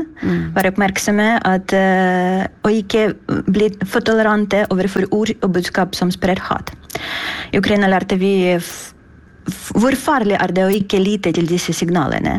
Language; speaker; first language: Norwegian; non-native, fluent; Ukrainian